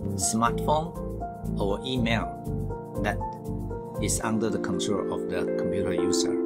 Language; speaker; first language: English; non-native, fluent; Chinese